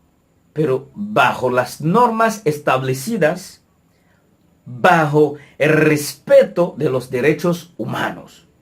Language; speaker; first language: Spanish; non-native, fluent; Haitian Creole